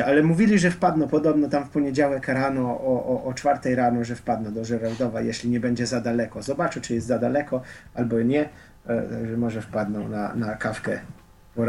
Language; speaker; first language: Polish; non-native, fluent; Slovenian